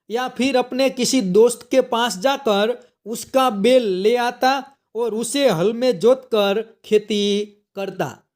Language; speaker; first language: Hindi; non-native, local second language; Gujarati